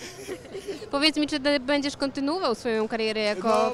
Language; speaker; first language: Polish; native; Polish